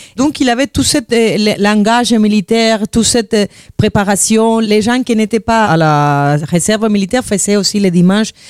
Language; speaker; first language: French; non-native, fluent; Spanish